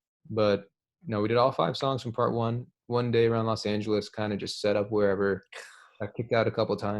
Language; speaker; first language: English; native; English